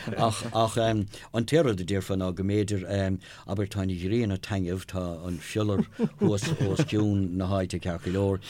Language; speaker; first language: Irish; non-native, local second language; English